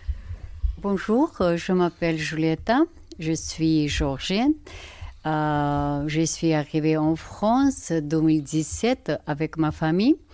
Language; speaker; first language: French; non-native, learner; Georgian